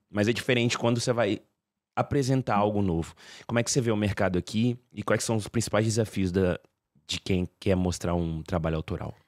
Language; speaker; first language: Portuguese; native; Portuguese